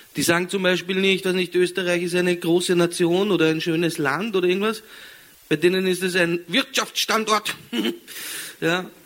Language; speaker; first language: German; native; German